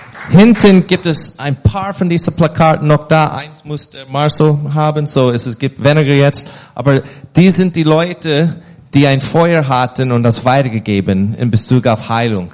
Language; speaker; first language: German; non-native, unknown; English